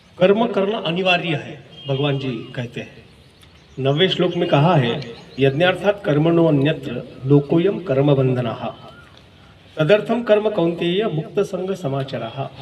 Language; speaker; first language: Hindi; non-native, local second language; Marathi